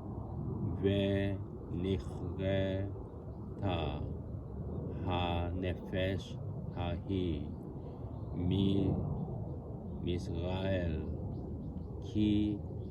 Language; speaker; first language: Hebrew; non-native, learner; Japanese